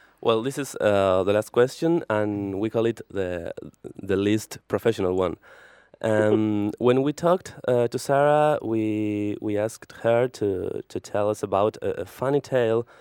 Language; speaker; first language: English; non-native, fluent; Spanish